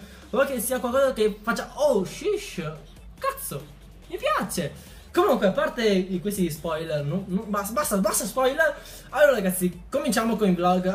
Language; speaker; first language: Italian; early bilingual, other home language; Chinese